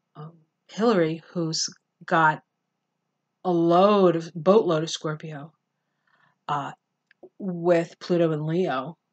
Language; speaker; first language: English; native; English